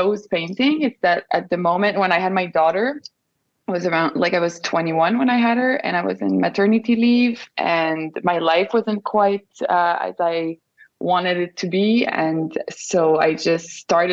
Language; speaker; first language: English; non-native, fluent; French